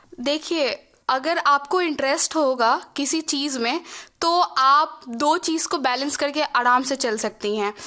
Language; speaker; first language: Hindi; non-native, local second language; Maithili